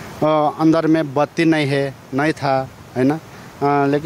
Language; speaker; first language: Hindi; non-native, learner; Nepali